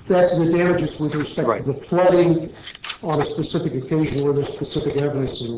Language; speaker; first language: English; native; English